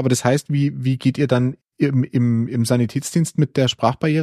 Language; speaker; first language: German; native; German